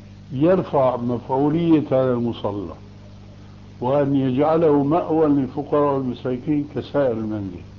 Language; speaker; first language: Arabic; early bilingual, other home language; Albanian